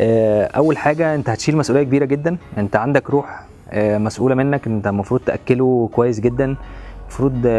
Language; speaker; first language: Arabic; native; Arabic